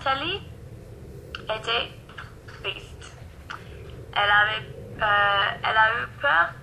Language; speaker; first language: French; non-native, learner; English